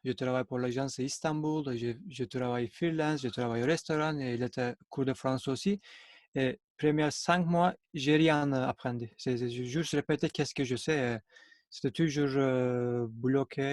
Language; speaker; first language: French; non-native, learner; Turkish